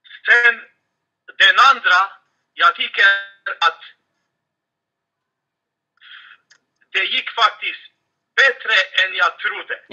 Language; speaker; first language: Swedish; non-native, fluent; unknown